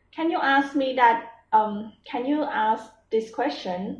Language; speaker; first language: English; non-native, learner; Thai